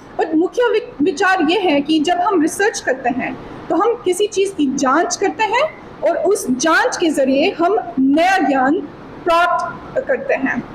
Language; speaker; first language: Hindi; non-native, fluent; English